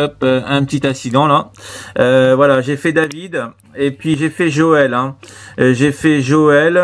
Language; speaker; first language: French; native; French